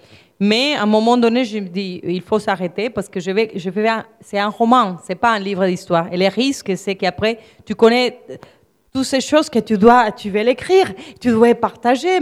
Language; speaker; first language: French; non-native, fluent; Spanish